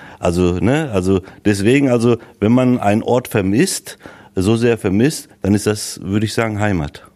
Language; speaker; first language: German; early bilingual, other home language; Turkish